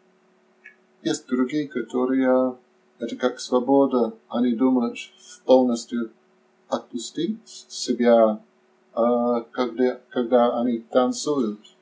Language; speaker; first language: Russian; non-native, fluent; English